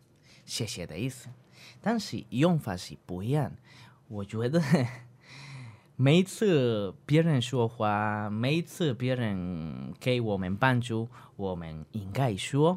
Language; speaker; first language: Chinese; non-native, learner; Spanish